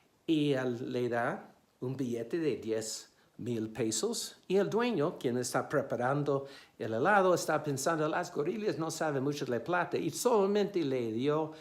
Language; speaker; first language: Spanish; non-native, fluent; English